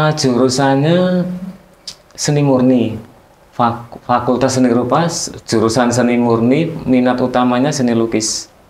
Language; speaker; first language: Indonesian; native; Indonesian